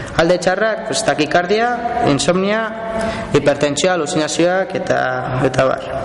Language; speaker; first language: Basque; non-native, local second language; Spanish